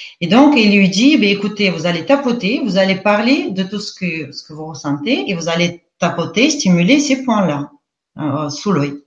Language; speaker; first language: French; non-native, fluent; Russian